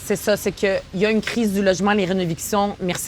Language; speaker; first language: French; native; French